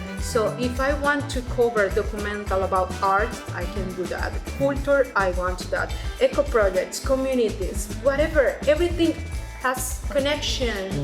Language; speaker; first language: English; non-native, fluent; Spanish